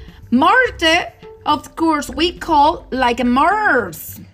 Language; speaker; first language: English; non-native, learner; Spanish